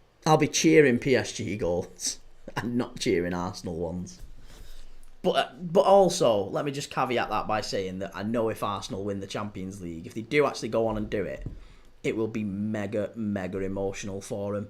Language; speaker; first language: English; native; English